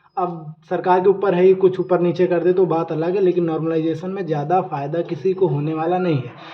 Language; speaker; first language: Hindi; native; Hindi